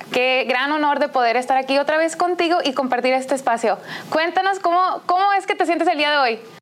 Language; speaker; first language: Spanish; early bilingual, heritage; Spanish